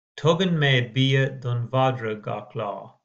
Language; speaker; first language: Irish; non-native, learner; English